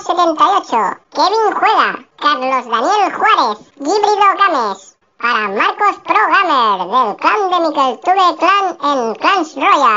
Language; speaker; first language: Spanish; native; Spanish